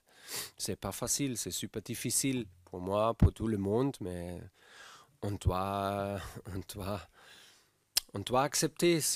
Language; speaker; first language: French; non-native, fluent; German